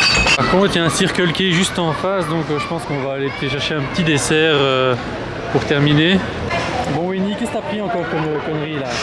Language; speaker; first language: French; native; French